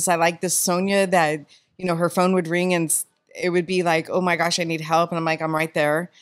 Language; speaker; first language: English; native; English